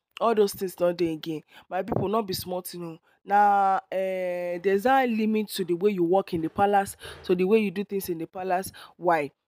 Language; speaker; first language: Nigerian Pidgin; non-native, local second language; Yoruba